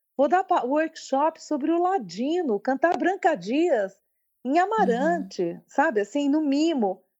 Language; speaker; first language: Portuguese; early bilingual, other home language; French